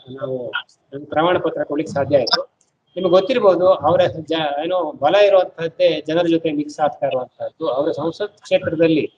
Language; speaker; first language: Kannada; native; Kannada